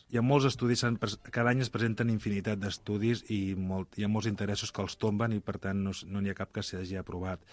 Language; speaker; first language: Catalan; non-native, local second language; Spanish